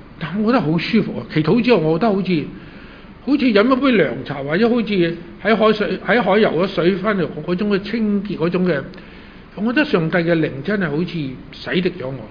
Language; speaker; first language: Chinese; non-native, local second language; Cantonese